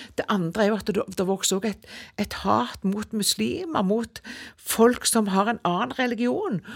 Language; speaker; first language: Norwegian; native; Norwegian